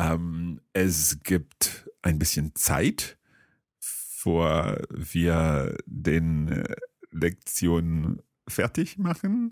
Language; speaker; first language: German; non-native, learner; English